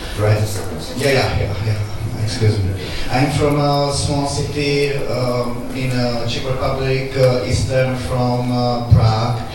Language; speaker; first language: English; non-native, learner; Czech